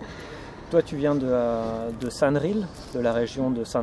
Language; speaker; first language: French; native; French